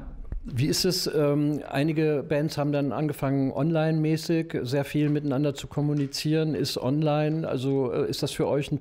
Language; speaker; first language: German; native; German